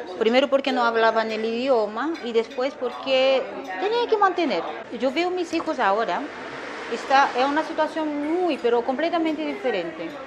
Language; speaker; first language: Spanish; non-native, fluent; Korean